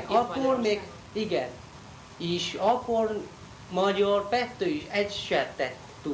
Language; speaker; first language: Hungarian; non-native, learner; Chinese